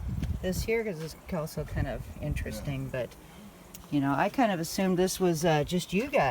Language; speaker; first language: English; native; English